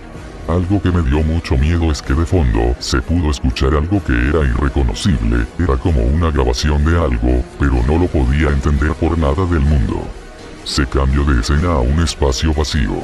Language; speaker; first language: Spanish; native; Spanish